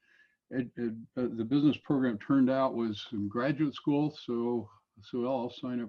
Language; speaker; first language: English; native; English